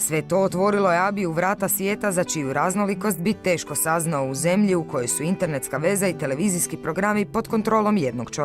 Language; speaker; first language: Croatian; native; Croatian